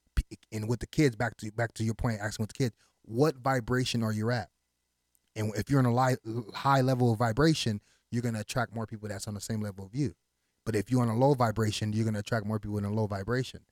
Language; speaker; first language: English; early bilingual, other home language; Haitian Creole